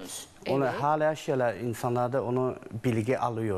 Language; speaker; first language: Turkish; non-native, learner; Chinese